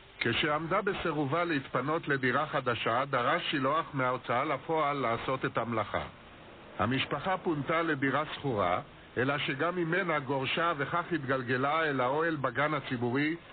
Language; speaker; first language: Hebrew; native; Hebrew